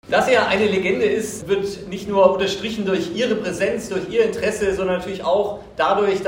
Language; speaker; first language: German; native; German